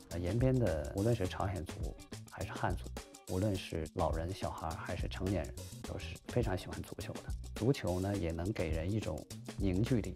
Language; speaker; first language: Chinese; native; Chinese